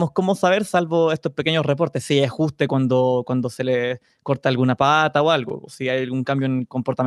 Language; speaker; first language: Spanish; native; Spanish